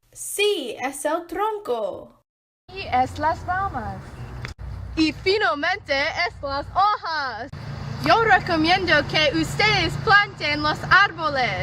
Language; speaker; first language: Spanish; non-native, learner; English